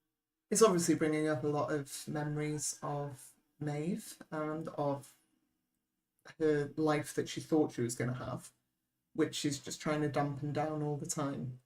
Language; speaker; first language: English; native; English